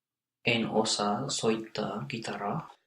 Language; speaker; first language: Finnish; non-native, learner; English